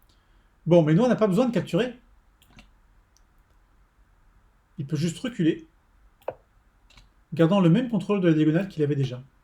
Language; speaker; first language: French; native; French